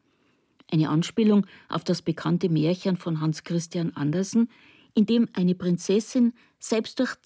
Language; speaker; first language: German; native; German